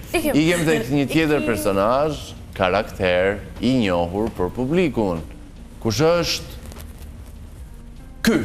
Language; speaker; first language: Albanian; native; Albanian